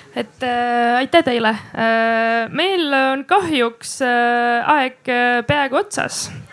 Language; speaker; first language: Estonian; non-native, local second language; Russian